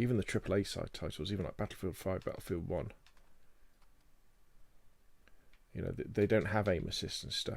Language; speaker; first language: English; native; English